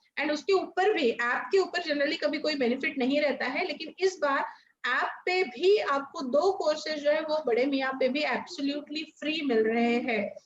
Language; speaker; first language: Hindi; non-native, local second language; Marathi